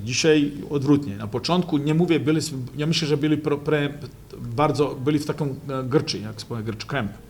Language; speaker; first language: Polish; non-native, fluent; Serbian